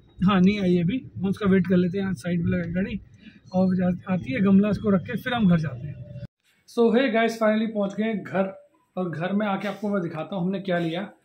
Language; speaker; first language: Hindi; native; Hindi